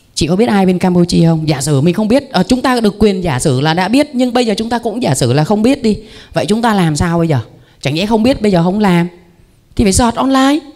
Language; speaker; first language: Vietnamese; native; Vietnamese